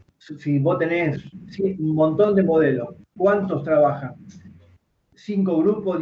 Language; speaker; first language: Spanish; native; Spanish